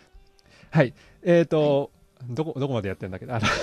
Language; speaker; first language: Japanese; native; Japanese